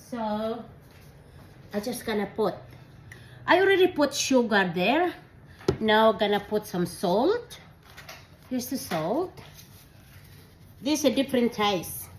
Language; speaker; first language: English; non-native, learner; Filipino